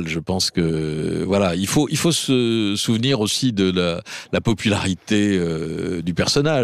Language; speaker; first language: French; native; French